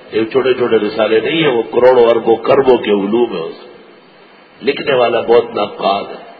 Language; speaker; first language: Urdu; non-native, local second language; Pashto